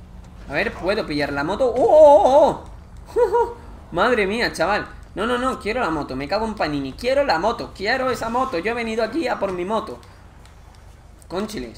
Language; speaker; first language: Spanish; native; Spanish